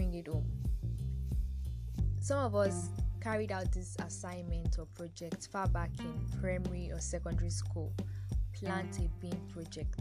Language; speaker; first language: English; non-native, local second language; Yoruba